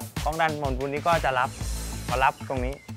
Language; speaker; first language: Thai; native; Thai